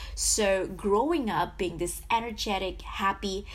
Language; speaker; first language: English; non-native, fluent; Indonesian